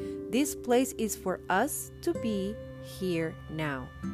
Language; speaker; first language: English; non-native, fluent; Spanish